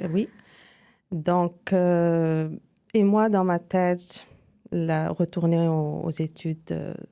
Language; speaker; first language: French; non-native, local second language; Arabic